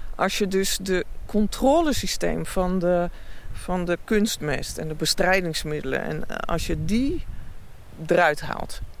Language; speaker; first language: Dutch; native; Dutch